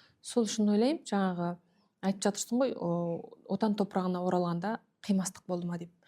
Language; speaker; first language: Kazakh; early bilingual, heritage; Kazakh